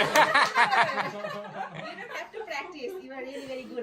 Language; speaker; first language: English; non-native, local second language; Bangla